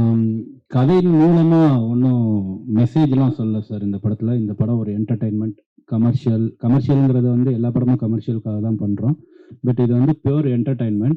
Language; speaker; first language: Tamil; native; Tamil